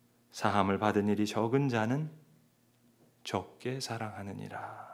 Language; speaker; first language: Korean; native; Korean